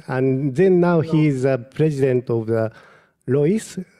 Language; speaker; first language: English; non-native, fluent; Japanese